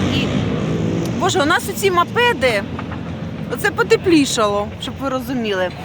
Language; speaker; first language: Ukrainian; non-native, local second language; Russian